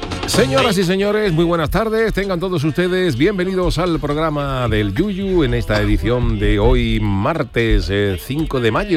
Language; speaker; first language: Spanish; native; Spanish